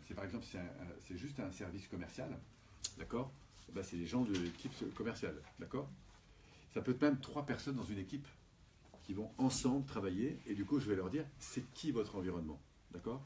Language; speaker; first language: French; native; French